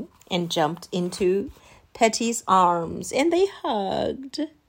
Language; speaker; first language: English; non-native, fluent; Chinese